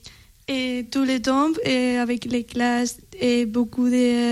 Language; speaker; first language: French; non-native, learner; Spanish